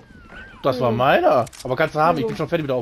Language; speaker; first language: German; native; German